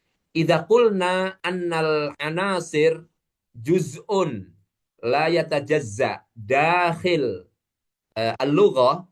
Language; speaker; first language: Arabic; non-native, fluent; Indonesian